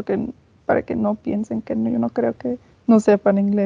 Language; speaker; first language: Spanish; non-native, fluent; English